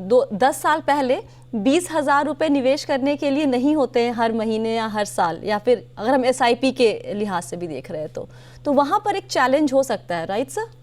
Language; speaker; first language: Hindi; native; Hindi